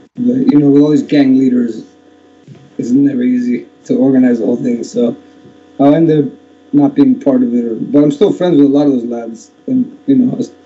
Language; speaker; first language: English; native; English